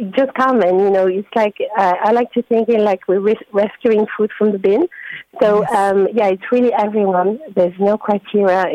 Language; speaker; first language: English; non-native, fluent; French